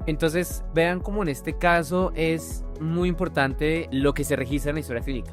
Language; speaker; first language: Spanish; native; Spanish